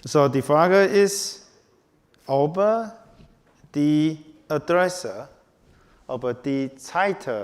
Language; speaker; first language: German; non-native, learner; Chinese